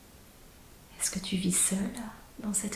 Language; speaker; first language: French; native; French